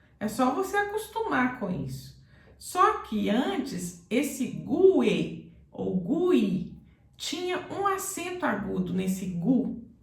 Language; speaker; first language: Portuguese; native; Portuguese